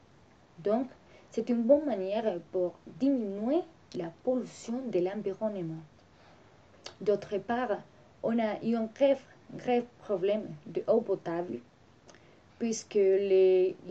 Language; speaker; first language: French; non-native, learner; Spanish